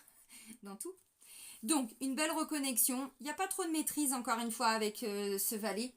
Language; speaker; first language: French; native; French